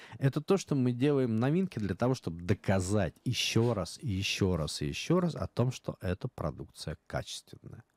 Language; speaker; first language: Russian; native; Russian